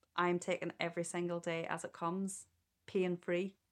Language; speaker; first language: English; native; English